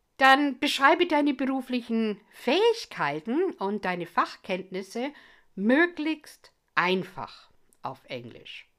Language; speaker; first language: German; non-native, fluent; English